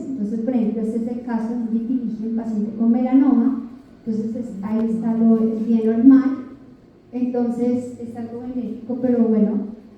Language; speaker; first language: Spanish; native; Spanish